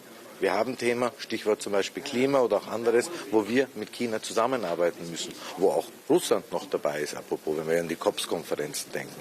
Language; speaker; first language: German; native; German